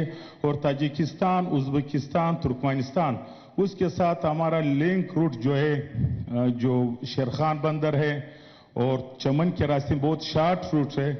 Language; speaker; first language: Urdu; non-native, local second language; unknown